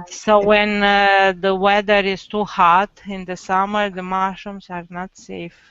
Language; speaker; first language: English; non-native, learner; Romanian